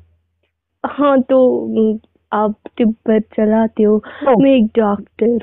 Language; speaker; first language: Hindi; non-native, local second language; Kashmiri